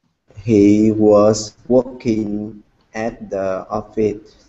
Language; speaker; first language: English; non-native, learner; Vietnamese